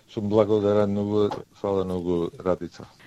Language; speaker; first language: Macedonian; early bilingual, heritage; Macedonian